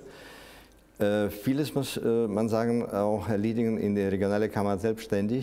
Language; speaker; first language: German; non-native, fluent; Russian